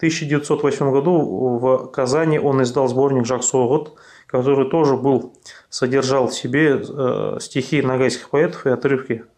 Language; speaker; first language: Russian; native; Russian